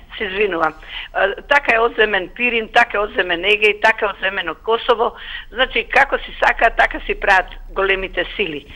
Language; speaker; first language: Macedonian; native; Macedonian